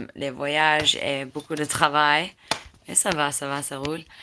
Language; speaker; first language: French; non-native, learner; English